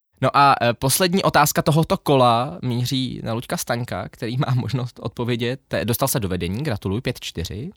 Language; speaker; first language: Czech; native; Czech